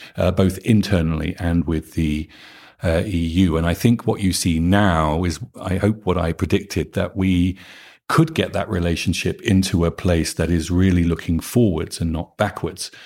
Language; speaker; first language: English; native; English